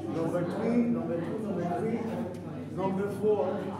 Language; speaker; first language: English; non-native, learner; Spanish